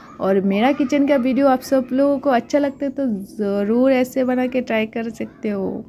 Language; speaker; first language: Hindi; non-native, local second language; Bangla